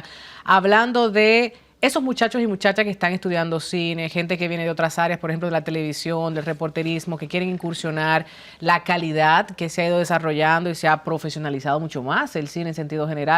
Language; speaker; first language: Spanish; native; Spanish